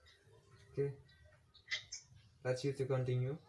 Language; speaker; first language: English; non-native, learner; Indonesian